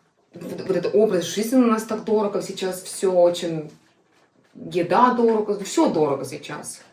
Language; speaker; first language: Russian; non-native, fluent; Estonian